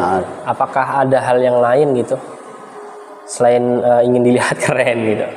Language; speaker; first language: Indonesian; native; Indonesian